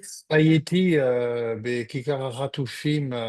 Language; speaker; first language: Hebrew; non-native, learner; French